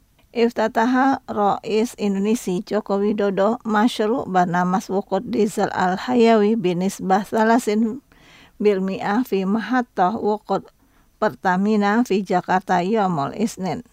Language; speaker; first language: Arabic; non-native, fluent; Indonesian